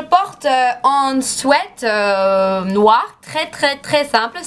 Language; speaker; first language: French; non-native, learner; English